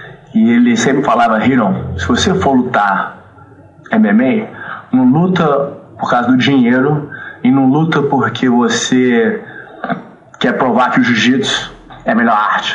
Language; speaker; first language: Portuguese; early bilingual, heritage; Portuguese